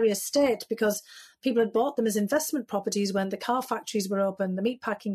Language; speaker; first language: English; native; English